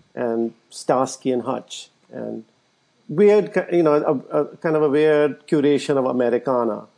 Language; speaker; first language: English; non-native, local second language; Urdu